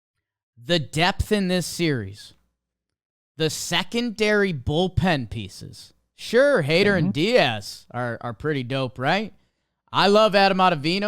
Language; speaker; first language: English; native; English